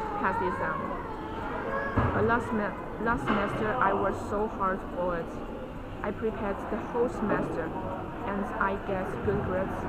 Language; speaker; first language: English; non-native, learner; Chinese